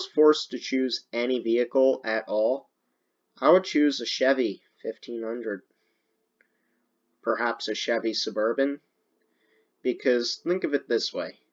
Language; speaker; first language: English; native; English